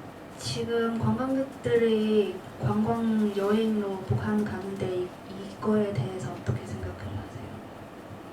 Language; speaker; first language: Korean; non-native, fluent; Cantonese